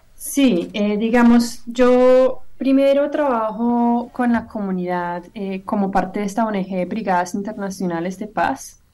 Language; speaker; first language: Spanish; non-native, fluent; English